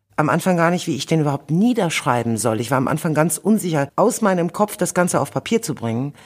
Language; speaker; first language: German; native; German